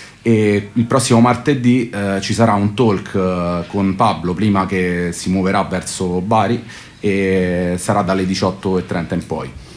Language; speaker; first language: Italian; native; Italian